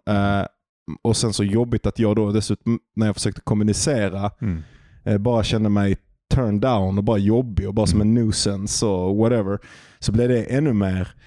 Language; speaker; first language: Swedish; native; Swedish